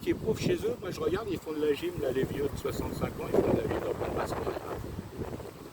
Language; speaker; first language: French; native; French